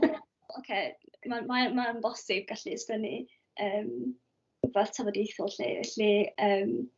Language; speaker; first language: Welsh; native; Welsh